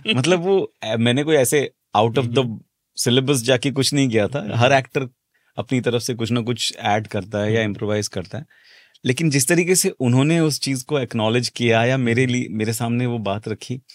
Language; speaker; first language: Hindi; native; Hindi